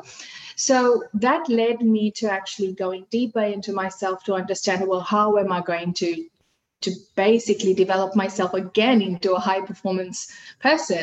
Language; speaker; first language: English; non-native, fluent; Hindi